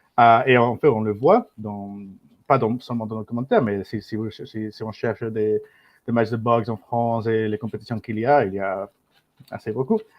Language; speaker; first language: French; non-native, learner; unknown